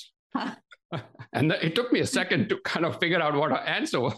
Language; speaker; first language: English; non-native, local second language; Gujarati